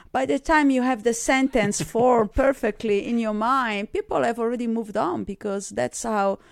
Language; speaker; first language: English; non-native, fluent; Italian